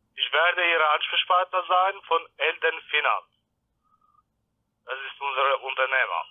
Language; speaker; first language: German; non-native, learner; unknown